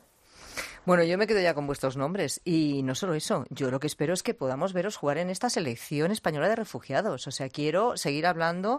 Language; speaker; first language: Spanish; native; Spanish